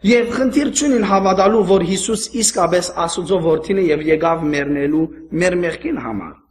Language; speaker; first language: Armenian; early bilingual, heritage; Armenian